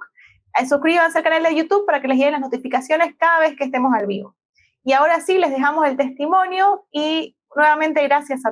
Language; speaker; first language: Spanish; native; Spanish